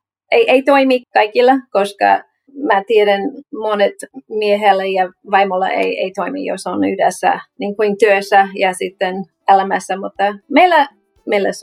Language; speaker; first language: Finnish; non-native, learner; English